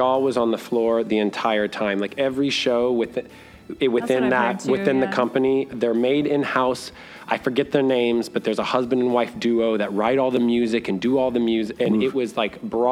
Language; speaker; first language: English; native; English